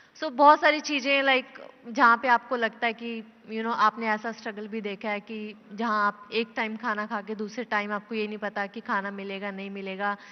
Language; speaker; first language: Hindi; native; Hindi